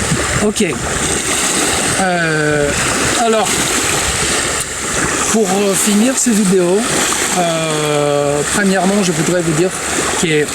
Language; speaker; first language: French; non-native, fluent; Greek